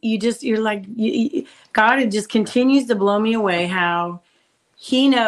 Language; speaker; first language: English; native; English